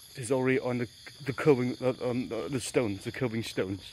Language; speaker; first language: English; non-native, fluent; Khmer